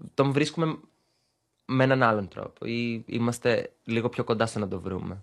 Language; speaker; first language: Greek; early bilingual, other home language; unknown